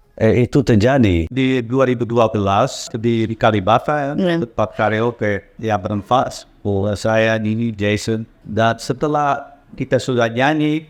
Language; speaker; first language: Indonesian; non-native, learner; Dutch